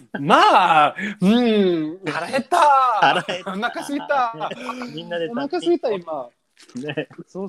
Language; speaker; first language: Japanese; non-native, learner; English